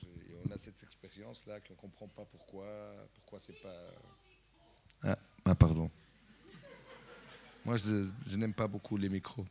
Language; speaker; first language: French; non-native, fluent; Portuguese